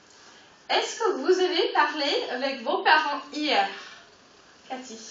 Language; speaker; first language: French; non-native, fluent; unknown